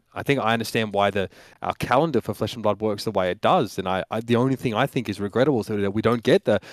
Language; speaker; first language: English; native; English